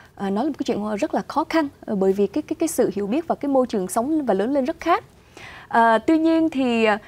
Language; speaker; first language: Vietnamese; early bilingual, heritage; Vietnamese